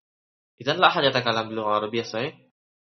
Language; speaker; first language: Arabic; non-native, fluent; Indonesian